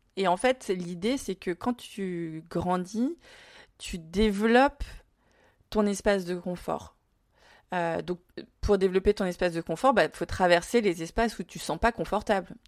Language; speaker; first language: French; early bilingual, other home language; Vietnamese